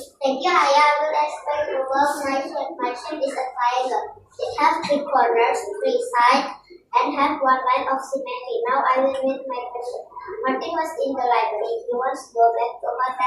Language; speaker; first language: English; non-native, learner; Indonesian